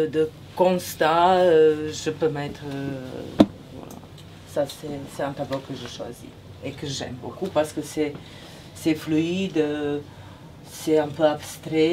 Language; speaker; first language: French; non-native, fluent; Serbian